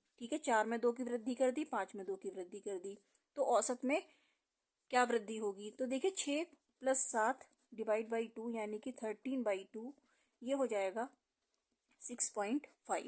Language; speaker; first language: Hindi; native; Hindi